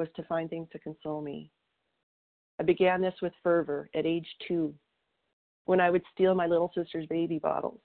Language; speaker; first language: English; native; English